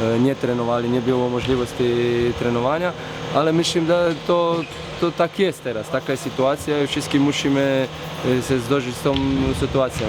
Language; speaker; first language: Polish; non-native, learner; Croatian